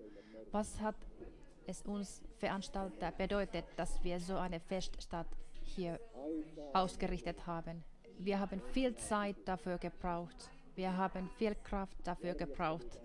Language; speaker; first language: German; non-native, fluent; Finnish